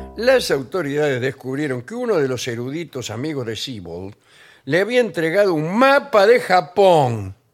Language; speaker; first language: Spanish; native; Spanish